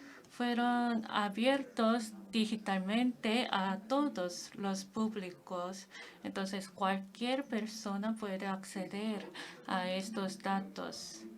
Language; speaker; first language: Spanish; non-native, fluent; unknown